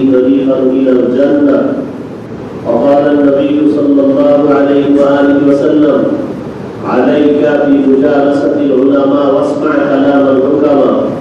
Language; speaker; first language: Arabic; non-native, fluent; Bangla